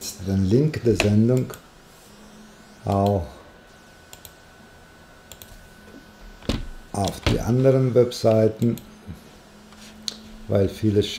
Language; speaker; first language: German; non-native, fluent; Italian